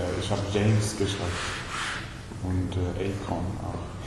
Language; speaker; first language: German; non-native, learner; Swedish